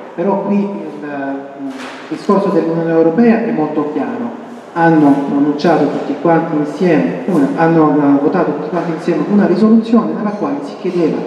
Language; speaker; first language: Italian; non-native, fluent; Armenian